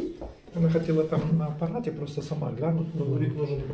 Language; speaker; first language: Russian; native; Russian